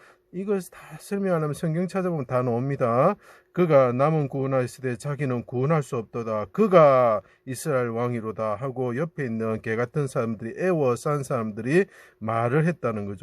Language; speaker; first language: Korean; native; Korean